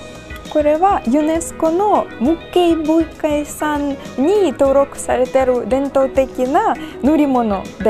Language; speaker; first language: Japanese; non-native, learner; Ukrainian